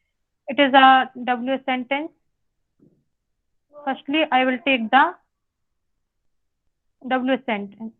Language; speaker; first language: English; non-native, learner; Hindi